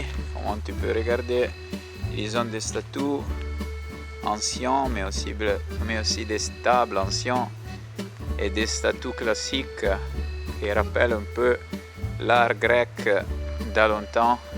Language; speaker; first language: French; non-native, learner; Italian